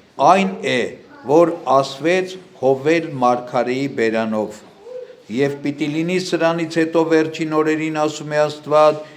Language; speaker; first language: Armenian; native; Armenian